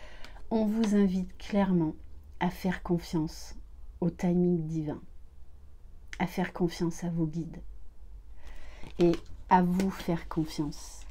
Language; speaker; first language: French; native; French